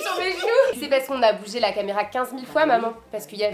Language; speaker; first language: French; native; French